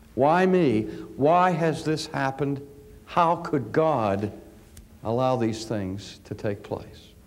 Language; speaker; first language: English; native; English